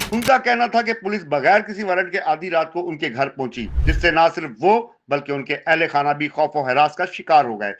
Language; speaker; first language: Urdu; native; Urdu